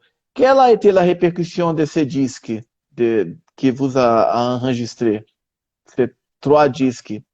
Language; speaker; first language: French; non-native, learner; Portuguese